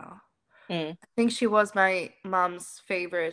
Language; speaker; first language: English; non-native, fluent; German